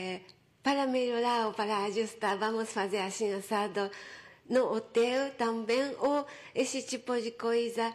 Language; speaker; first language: Portuguese; non-native, fluent; Japanese